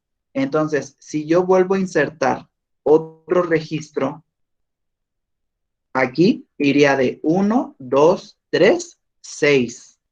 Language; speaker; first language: Spanish; native; Spanish